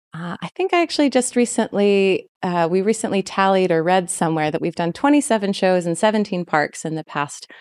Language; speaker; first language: English; native; English